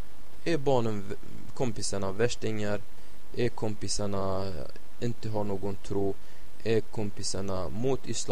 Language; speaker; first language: Swedish; non-native, fluent; Arabic